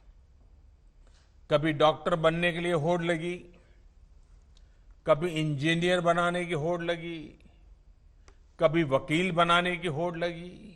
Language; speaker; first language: Hindi; non-native, local second language; Gujarati